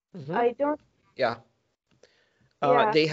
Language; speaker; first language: English; non-native, learner; Arabic